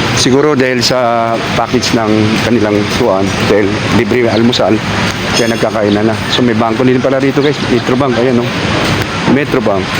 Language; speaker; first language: Filipino; non-native, local second language; Cebuano